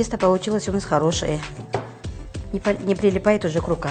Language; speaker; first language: Russian; non-native, local second language; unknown